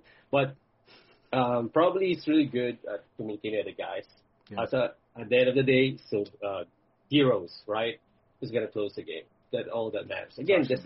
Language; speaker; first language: English; non-native, local second language; Filipino